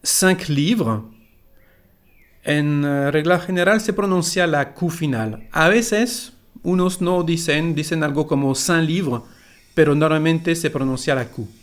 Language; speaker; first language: Spanish; non-native, fluent; French